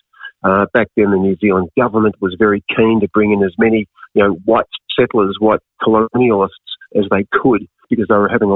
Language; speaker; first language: English; native; English